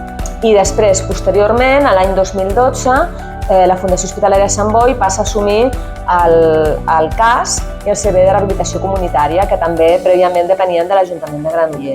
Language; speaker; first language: Catalan; native; Catalan